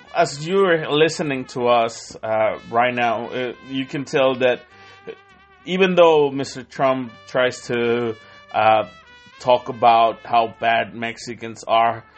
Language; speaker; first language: English; non-native, fluent; Spanish